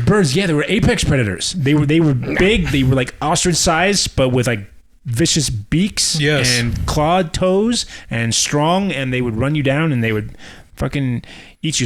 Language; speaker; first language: English; native; English